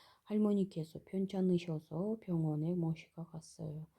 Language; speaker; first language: Korean; non-native, fluent; Kyrgyz